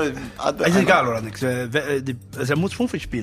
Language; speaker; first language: German; non-native, learner; Portuguese